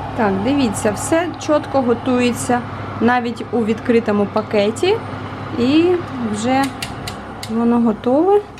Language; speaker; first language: Ukrainian; native; Ukrainian